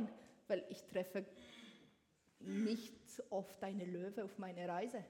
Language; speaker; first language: German; non-native, learner; French